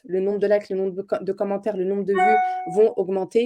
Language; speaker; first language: French; native; French